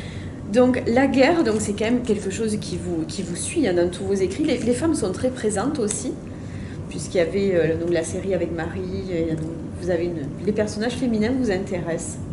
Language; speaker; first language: French; native; French